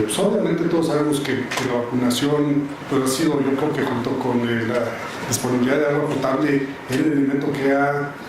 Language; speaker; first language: Spanish; native; Spanish